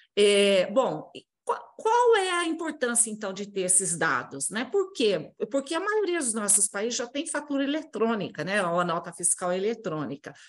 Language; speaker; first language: Portuguese; native; Portuguese